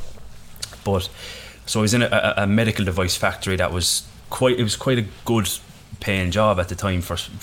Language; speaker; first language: English; native; English